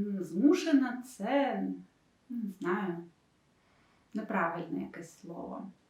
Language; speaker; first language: Ukrainian; non-native, local second language; Russian